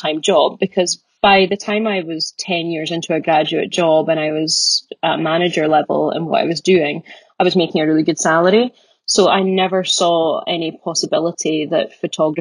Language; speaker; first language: English; native; English